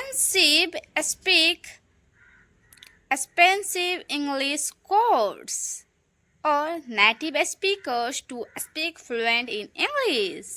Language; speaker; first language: English; non-native, local second language; Hindi